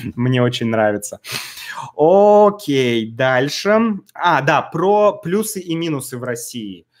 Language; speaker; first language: Russian; native; Russian